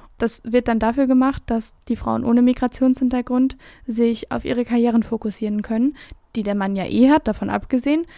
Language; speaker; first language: German; native; German